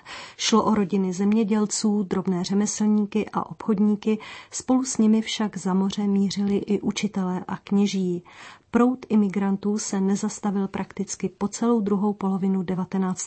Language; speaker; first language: Czech; native; Czech